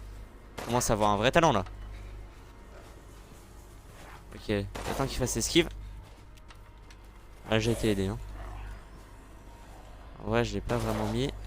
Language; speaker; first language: French; native; French